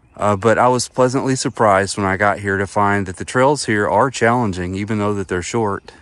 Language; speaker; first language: English; native; English